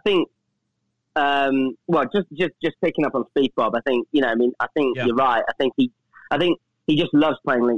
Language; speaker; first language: English; native; English